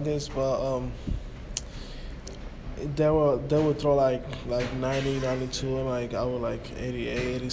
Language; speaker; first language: English; non-native, fluent; Spanish